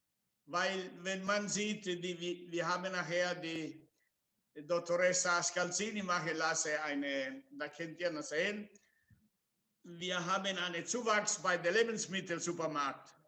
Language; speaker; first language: German; non-native, fluent; Italian